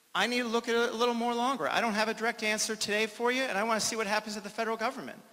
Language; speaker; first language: English; native; English